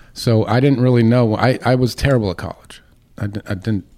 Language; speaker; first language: English; native; English